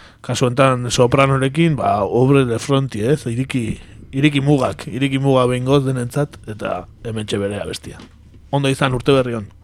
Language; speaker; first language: Basque; native; Basque